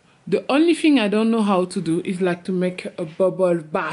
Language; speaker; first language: English; non-native, fluent; French